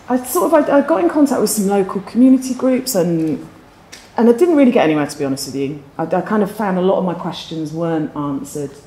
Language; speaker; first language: English; native; English